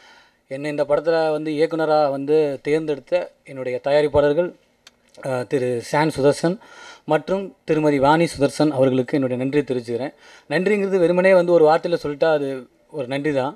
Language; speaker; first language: Tamil; native; Tamil